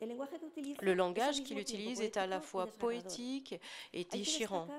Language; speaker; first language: French; non-native, fluent; Spanish